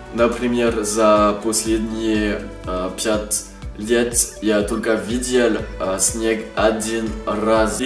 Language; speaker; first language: Russian; non-native, learner; French